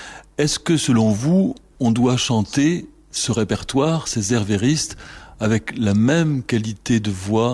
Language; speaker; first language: French; native; French